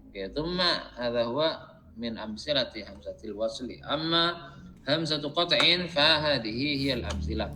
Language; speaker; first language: Arabic; non-native, fluent; Indonesian